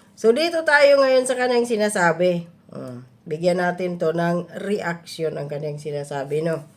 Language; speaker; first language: Filipino; native; Filipino